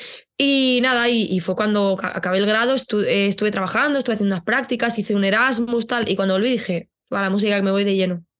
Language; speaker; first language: Spanish; native; Spanish